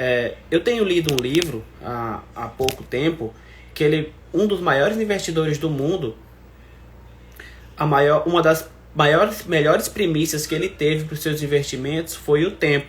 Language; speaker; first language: Portuguese; native; Portuguese